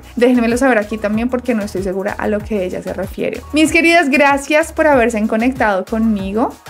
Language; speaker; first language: Spanish; native; Spanish